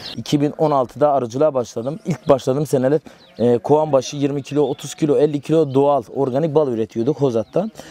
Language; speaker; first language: Turkish; non-native, local second language; Kurdish